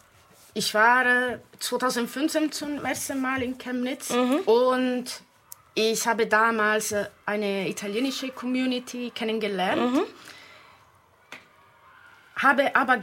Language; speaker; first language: German; non-native, fluent; Italian